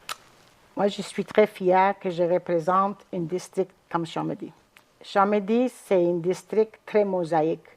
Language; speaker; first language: French; non-native, fluent; Greek